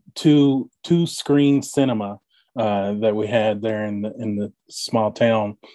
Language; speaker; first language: English; native; English